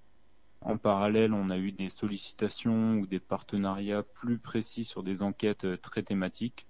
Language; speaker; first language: French; native; French